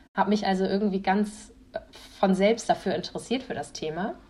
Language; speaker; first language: German; native; German